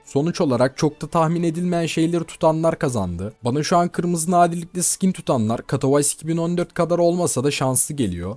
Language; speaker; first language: Turkish; native; Turkish